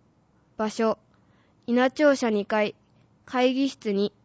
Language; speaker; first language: Japanese; native; Japanese